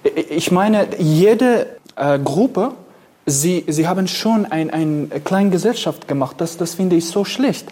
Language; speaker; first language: German; non-native, fluent; Kurdish